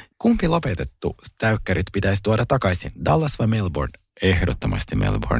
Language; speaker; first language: Finnish; early bilingual, other home language; Russian